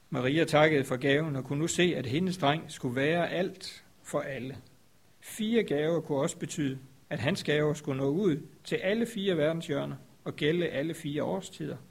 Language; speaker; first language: Danish; native; Danish